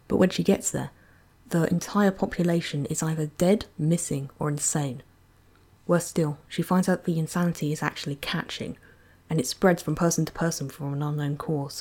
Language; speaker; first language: English; native; English